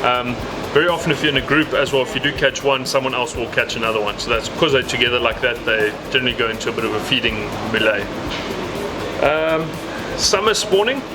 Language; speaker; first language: English; native; English